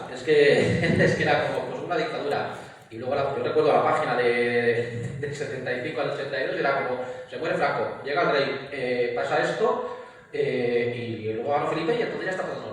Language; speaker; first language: Spanish; native; Spanish